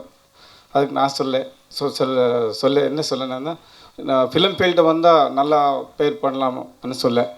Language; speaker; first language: Tamil; non-native, learner; Kannada